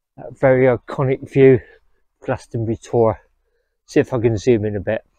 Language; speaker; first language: English; native; English